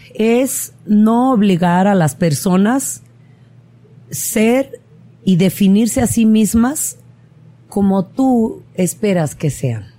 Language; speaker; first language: Spanish; native; Spanish